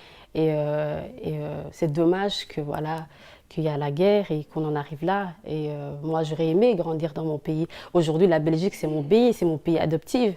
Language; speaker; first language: French; early bilingual, other home language; Somali